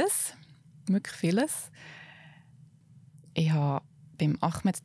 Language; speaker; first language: German; native; German